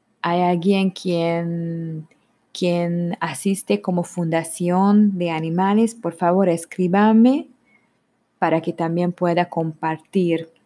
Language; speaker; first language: Spanish; non-native, learner; Hungarian